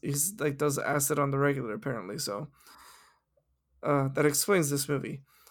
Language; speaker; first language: English; early bilingual, other home language; Spanish